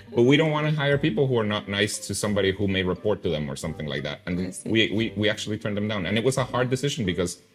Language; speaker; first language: English; non-native, fluent; Spanish